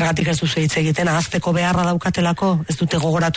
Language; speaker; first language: Basque; native; Basque